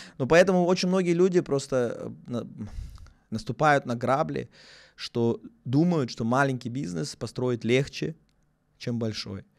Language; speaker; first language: Russian; native; Russian